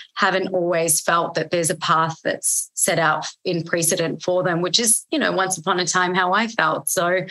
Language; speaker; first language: English; native; English